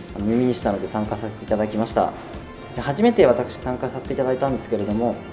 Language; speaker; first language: Japanese; native; Japanese